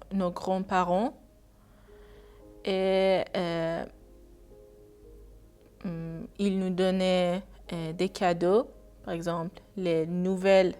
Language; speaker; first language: French; non-native, learner; Persian